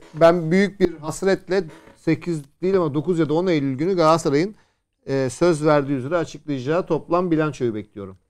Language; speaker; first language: Turkish; native; Turkish